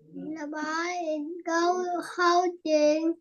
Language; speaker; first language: English; non-native, learner; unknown